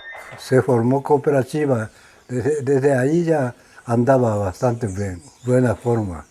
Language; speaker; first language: Spanish; non-native, learner; Japanese